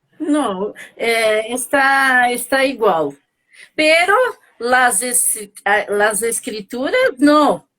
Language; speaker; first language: Spanish; non-native, learner; Portuguese